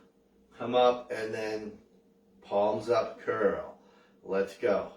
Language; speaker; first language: English; native; English